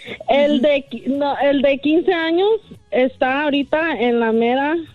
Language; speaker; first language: Spanish; early bilingual, heritage; Spanish